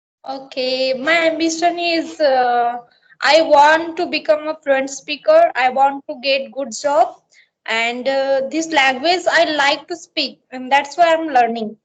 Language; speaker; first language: English; non-native, learner; Marathi